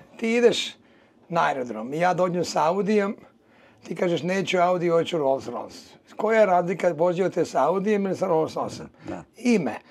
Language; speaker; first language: Serbian; native; Serbian